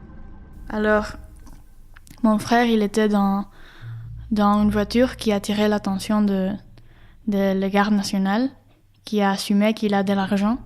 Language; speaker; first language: French; non-native, fluent; Spanish